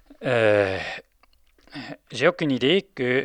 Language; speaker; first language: French; non-native, local second language; German